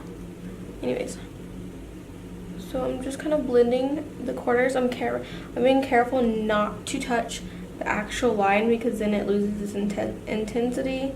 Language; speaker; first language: English; native; English